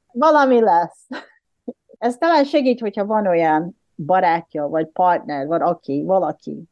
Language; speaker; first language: Hungarian; non-native, fluent; Japanese